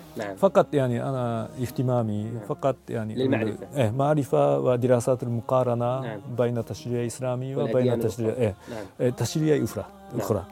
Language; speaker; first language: Arabic; non-native, fluent; Japanese